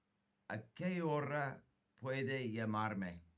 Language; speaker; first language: Spanish; non-native, fluent; English